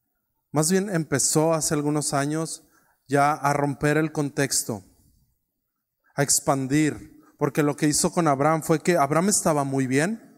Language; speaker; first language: Spanish; native; Spanish